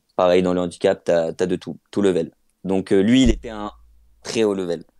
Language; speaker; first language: French; native; French